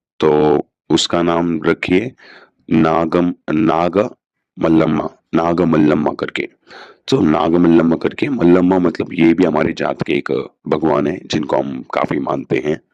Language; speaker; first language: Hindi; non-native, local second language; Telugu